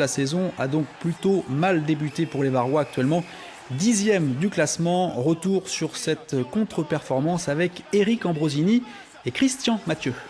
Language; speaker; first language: French; native; French